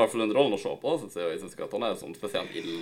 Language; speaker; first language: Norwegian; native; Norwegian